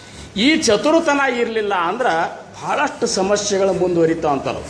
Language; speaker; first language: Kannada; native; Kannada